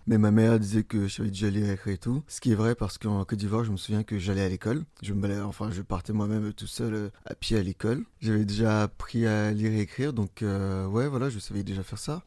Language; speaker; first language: French; early bilingual, other home language; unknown